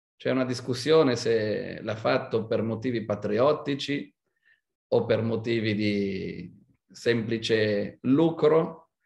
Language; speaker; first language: Italian; non-native, fluent; Hebrew